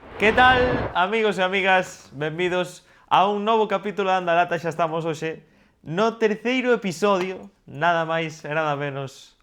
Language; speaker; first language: Galician; non-native, local second language; Spanish